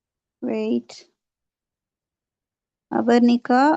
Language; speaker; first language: English; non-native, local second language; Tamil